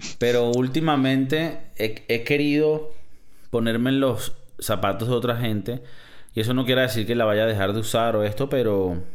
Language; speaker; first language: Spanish; native; Spanish